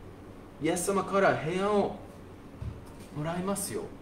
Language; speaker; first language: Japanese; non-native, fluent; English